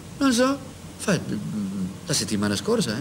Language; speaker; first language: Italian; non-native, learner; Spanish